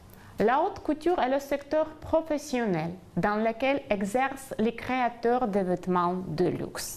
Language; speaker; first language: French; non-native, fluent; Ukrainian